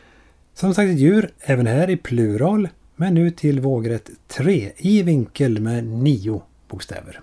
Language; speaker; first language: Swedish; native; Swedish